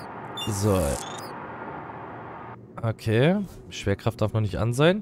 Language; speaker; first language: German; native; German